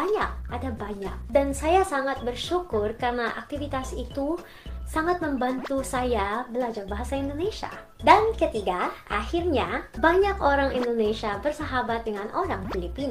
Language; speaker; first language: Indonesian; non-native, fluent; Filipino